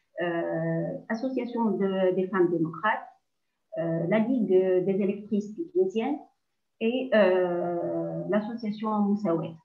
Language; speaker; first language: French; non-native, local second language; Arabic